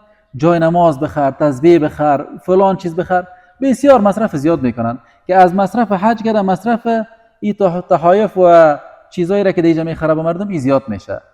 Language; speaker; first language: Persian; native; Persian